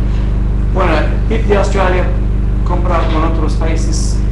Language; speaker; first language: Spanish; non-native, fluent; English